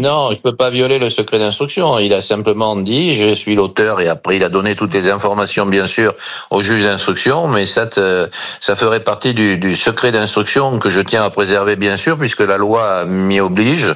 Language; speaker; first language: French; native; French